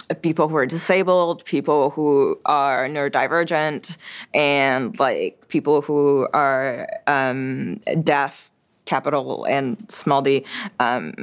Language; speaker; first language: English; early bilingual, other home language; French